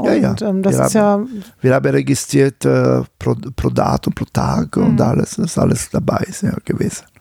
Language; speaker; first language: German; non-native, fluent; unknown